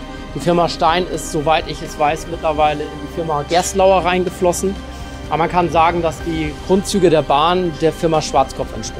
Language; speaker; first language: German; native; German